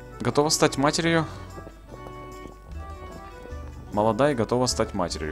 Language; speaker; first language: Russian; native; Russian